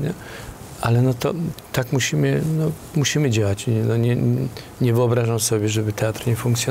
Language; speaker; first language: Polish; native; Polish